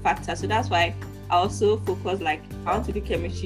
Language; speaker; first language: English; non-native, local second language; Akan